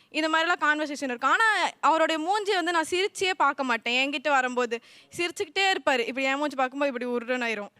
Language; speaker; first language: Tamil; non-native, local second language; Telugu